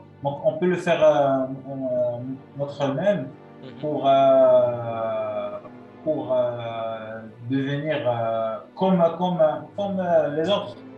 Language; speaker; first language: French; non-native, local second language; Arabic